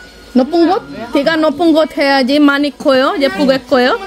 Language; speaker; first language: Korean; non-native, learner; Spanish